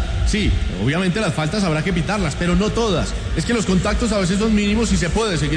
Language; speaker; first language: Spanish; native; Spanish